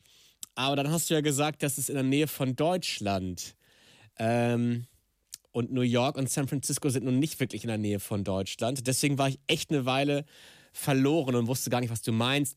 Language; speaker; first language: German; native; German